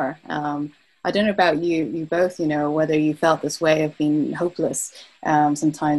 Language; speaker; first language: English; native; English